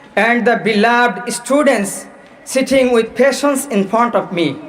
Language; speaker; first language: English; non-native, local second language; Bangla